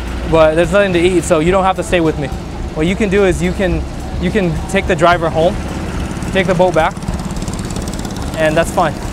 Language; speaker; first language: English; early bilingual, other home language; Vietnamese